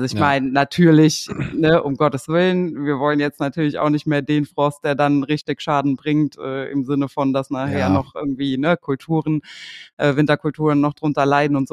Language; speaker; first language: German; native; German